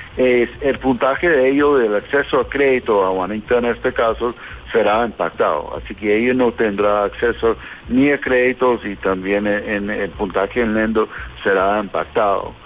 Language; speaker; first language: Spanish; non-native, fluent; English